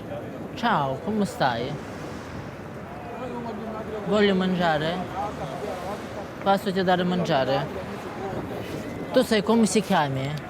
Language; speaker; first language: Italian; non-native, learner; Russian